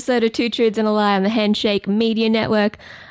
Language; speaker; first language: English; native; English